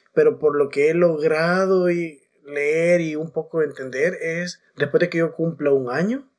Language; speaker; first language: Spanish; native; Spanish